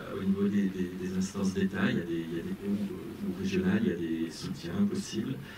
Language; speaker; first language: French; native; French